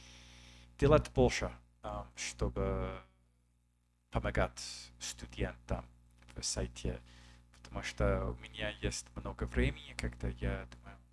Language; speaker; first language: Russian; non-native, learner; English